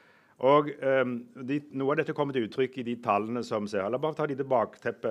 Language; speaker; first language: Norwegian; native; Norwegian